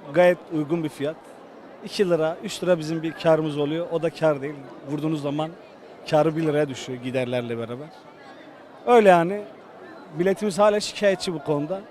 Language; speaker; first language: Turkish; non-native, local second language; Kurdish